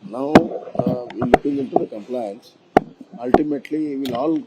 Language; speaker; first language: English; non-native, local second language; Kannada